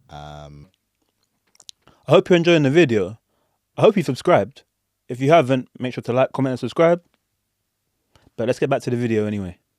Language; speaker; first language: English; native; English